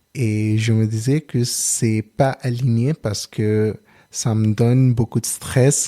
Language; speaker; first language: French; non-native, learner; Telugu